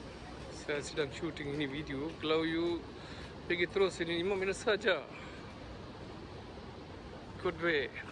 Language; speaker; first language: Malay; non-native, learner; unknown